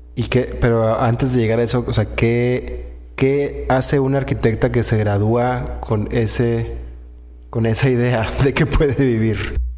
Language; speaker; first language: Spanish; native; Spanish